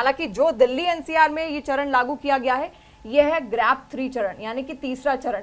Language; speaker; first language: Hindi; native; Hindi